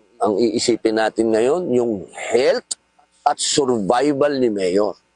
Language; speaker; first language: Filipino; native; Filipino